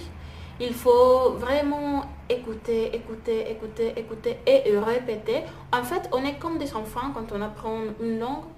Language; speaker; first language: French; non-native, fluent; Spanish